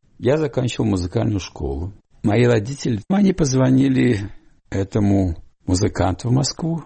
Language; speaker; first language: Russian; non-native, local second language; Hungarian